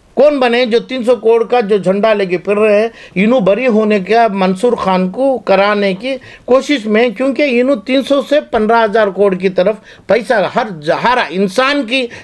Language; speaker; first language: Hindi; non-native, local second language; Urdu